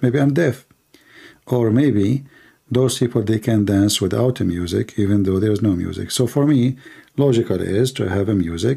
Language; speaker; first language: English; non-native, fluent; Arabic